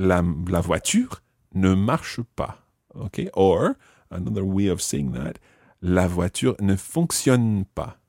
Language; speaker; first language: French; non-native, fluent; English